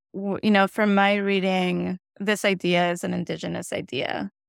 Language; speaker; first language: English; non-native, fluent; Spanish